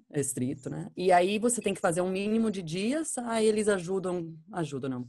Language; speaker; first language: Portuguese; non-native, fluent; English